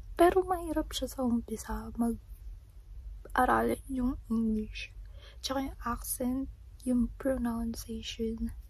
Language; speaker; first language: Filipino; native; Filipino